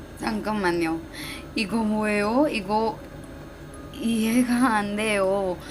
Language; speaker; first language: Korean; non-native, learner; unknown